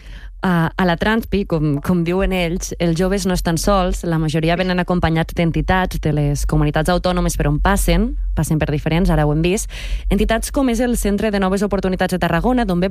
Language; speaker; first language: Catalan; native; Catalan